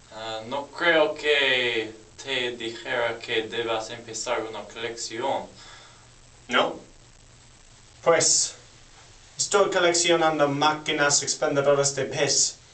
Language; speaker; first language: Spanish; non-native, learner; English